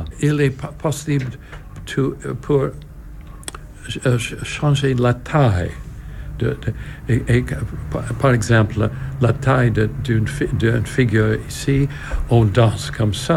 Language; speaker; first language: French; non-native, learner; English